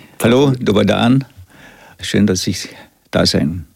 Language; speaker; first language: German; native; German